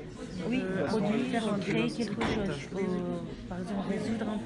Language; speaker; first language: French; non-native, learner; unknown